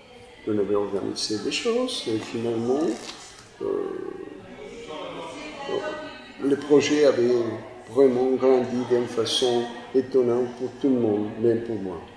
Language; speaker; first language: French; non-native, fluent; Spanish